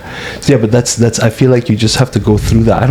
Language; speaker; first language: English; native; English